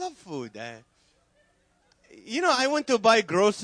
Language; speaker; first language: English; non-native, fluent; Arabic